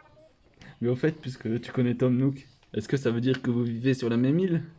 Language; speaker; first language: French; native; French